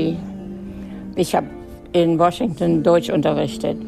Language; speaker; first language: German; native; German